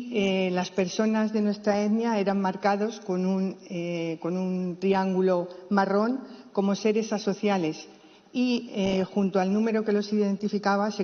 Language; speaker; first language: Spanish; native; Spanish